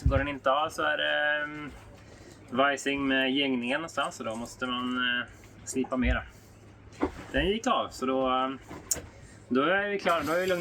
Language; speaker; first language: Swedish; native; Swedish